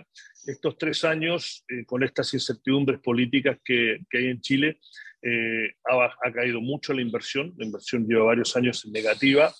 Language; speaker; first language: Spanish; native; Spanish